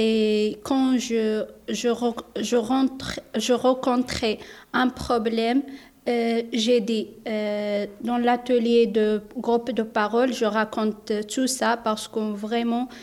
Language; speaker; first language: French; non-native, learner; Arabic